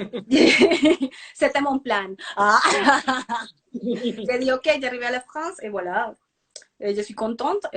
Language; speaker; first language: French; non-native, fluent; Spanish